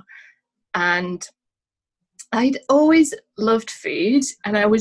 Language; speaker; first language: English; native; English